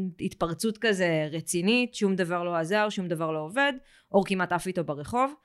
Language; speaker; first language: Hebrew; native; Hebrew